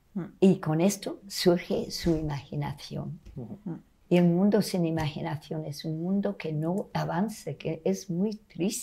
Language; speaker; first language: Spanish; non-native, fluent; English